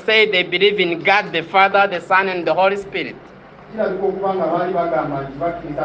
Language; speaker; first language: English; non-native, local second language; Kinyarwanda